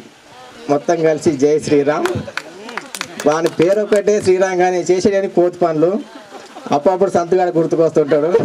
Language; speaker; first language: Telugu; native; Telugu